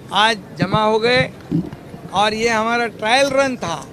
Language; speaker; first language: Hindi; non-native, local second language; Marathi